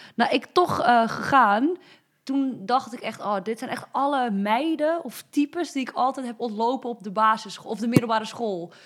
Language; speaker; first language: Dutch; native; Dutch